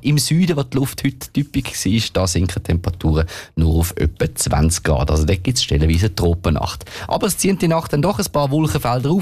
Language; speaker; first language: German; native; German